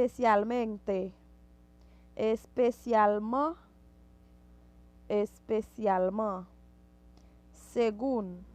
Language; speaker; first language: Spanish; non-native, fluent; Haitian Creole